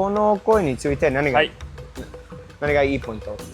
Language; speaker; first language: Japanese; non-native, fluent; English